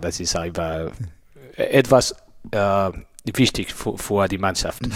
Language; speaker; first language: German; non-native, learner; Spanish